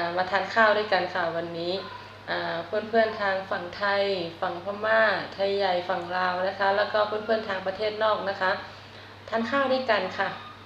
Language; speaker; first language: Thai; native; Thai